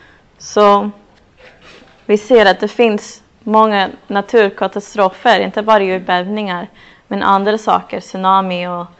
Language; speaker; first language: Swedish; non-native, fluent; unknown